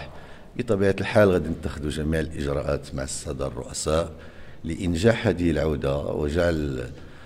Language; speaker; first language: Arabic; native; Arabic